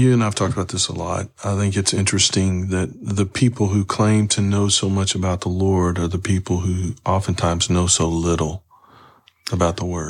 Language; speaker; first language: English; native; English